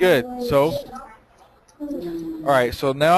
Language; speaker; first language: English; non-native, fluent; Portuguese